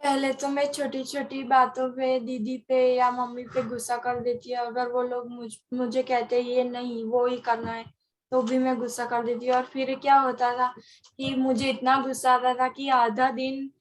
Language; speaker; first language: Hindi; non-native, local second language; Gujarati